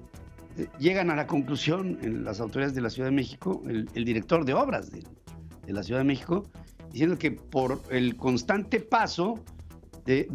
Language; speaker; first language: Spanish; native; Spanish